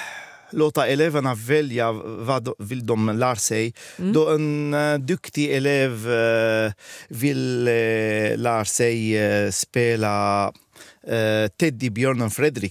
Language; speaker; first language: Swedish; non-native, fluent; Arabic